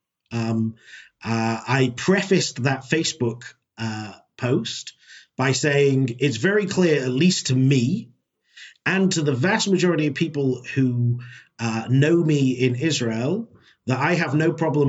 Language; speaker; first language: English; native; English